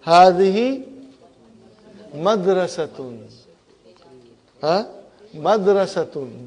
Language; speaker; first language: Arabic; non-native, fluent; English